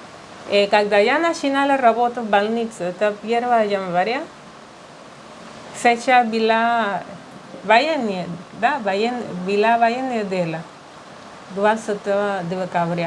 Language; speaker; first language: Russian; non-native, learner; Spanish